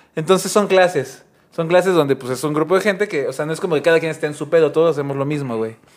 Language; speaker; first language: Spanish; native; Spanish